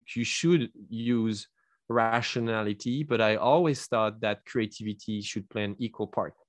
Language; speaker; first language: English; non-native, fluent; French